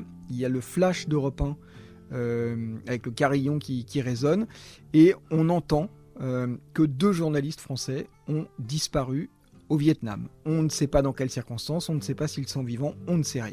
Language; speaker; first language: French; native; French